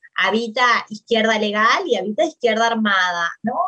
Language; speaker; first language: Spanish; native; Spanish